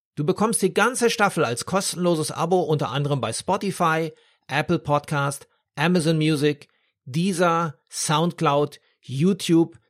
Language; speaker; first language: German; native; German